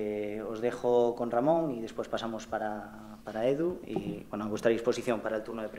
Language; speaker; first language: Spanish; native; Spanish